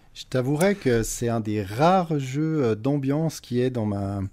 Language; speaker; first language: French; native; French